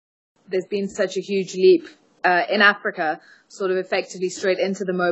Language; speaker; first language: English; native; English